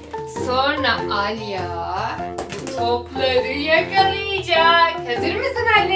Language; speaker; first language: Turkish; native; Turkish